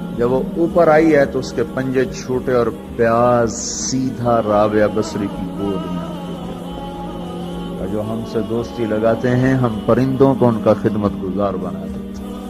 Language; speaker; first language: Urdu; non-native, local second language; Punjabi